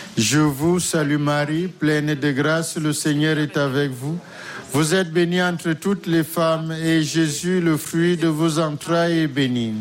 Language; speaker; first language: French; native; French